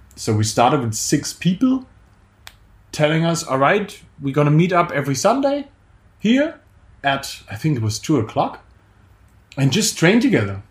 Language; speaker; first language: English; non-native, fluent; German